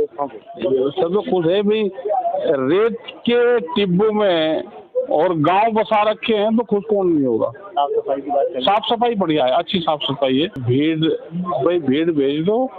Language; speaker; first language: Hindi; native; Hindi